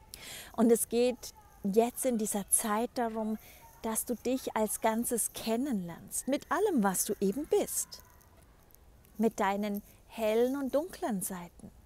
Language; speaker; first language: German; native; German